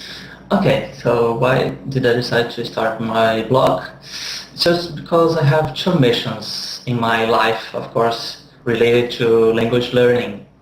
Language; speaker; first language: English; non-native, fluent; Portuguese